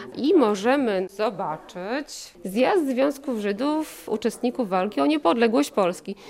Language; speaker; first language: Polish; native; Polish